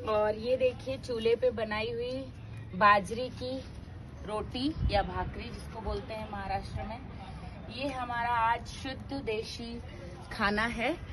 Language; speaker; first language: Hindi; non-native, local second language; Marathi